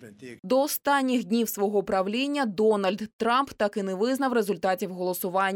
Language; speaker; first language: Ukrainian; native; Ukrainian